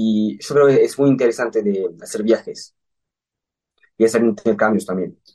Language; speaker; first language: Spanish; early bilingual, heritage; Spanish